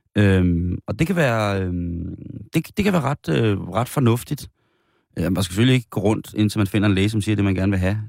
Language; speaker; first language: Danish; native; Danish